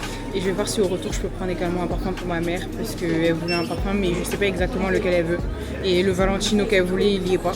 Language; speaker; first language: French; native; French